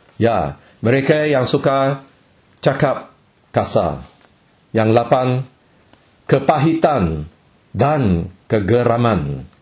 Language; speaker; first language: Malay; non-native, local second language; Chinese